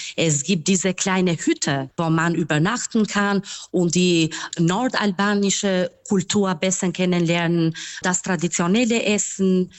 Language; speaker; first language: German; non-native, fluent; Albanian